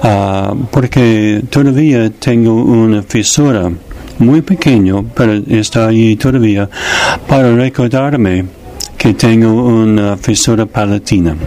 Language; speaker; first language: Spanish; non-native, fluent; English